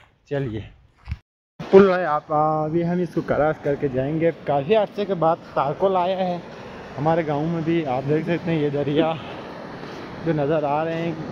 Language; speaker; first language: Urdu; non-native, local second language; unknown